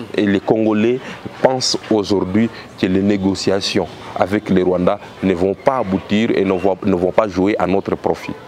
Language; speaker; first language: French; non-native, local second language; Swahili